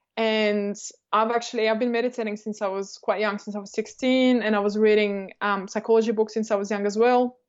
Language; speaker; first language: English; early bilingual, other home language; Russian